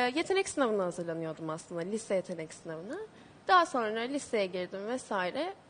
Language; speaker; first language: Turkish; native; Turkish